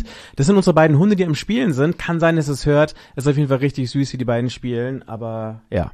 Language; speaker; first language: German; native; German